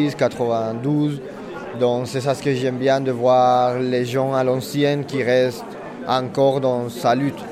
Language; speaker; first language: French; non-native, fluent; Spanish